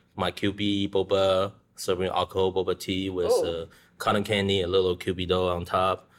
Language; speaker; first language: English; non-native, learner; Chinese